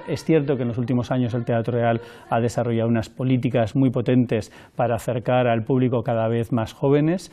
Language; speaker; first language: Spanish; native; Spanish